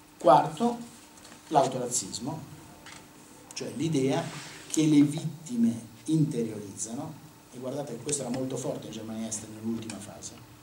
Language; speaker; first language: Italian; native; Italian